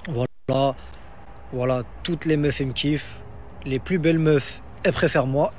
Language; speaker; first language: French; native; French